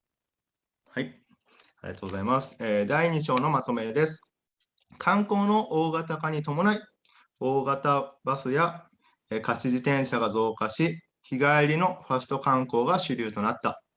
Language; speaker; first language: Japanese; native; Japanese